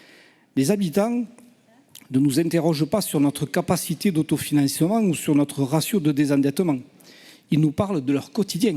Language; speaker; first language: French; native; French